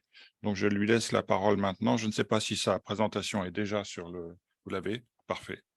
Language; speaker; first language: French; native; French